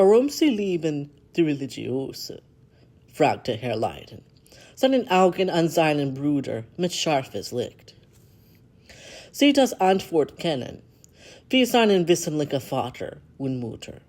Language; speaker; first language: German; non-native, learner; English